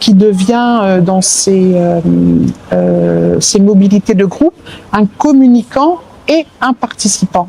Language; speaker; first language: French; native; French